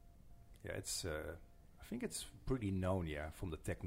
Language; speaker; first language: English; non-native, fluent; Dutch